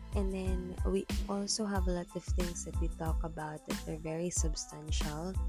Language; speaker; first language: English; non-native, local second language; Cebuano